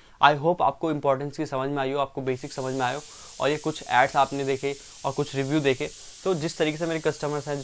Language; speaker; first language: Hindi; native; Hindi